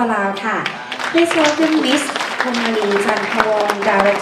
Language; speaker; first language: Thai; native; Thai